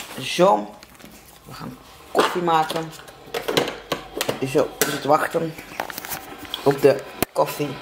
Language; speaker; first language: Dutch; native; Dutch